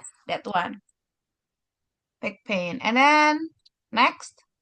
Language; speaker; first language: English; non-native, fluent; Indonesian